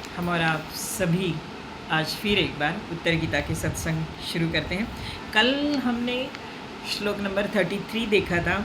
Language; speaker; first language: Hindi; non-native, local second language; Marathi